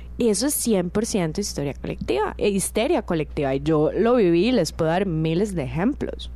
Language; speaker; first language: Spanish; native; Spanish